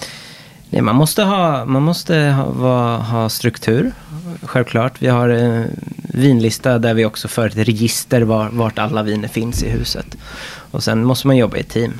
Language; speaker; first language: Swedish; non-native, fluent; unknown